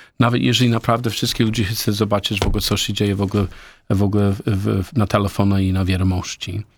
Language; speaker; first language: Polish; non-native, learner; English